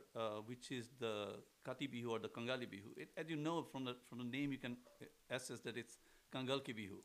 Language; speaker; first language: English; non-native, local second language; Assamese